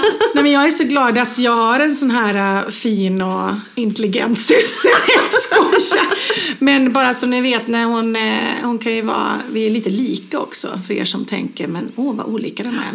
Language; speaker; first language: Swedish; native; Swedish